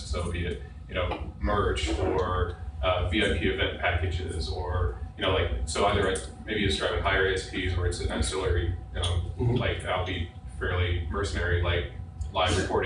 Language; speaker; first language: English; native; English